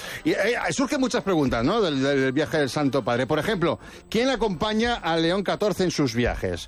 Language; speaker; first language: Spanish; native; Spanish